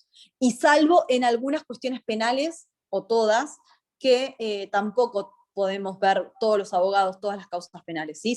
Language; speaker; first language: Spanish; native; Spanish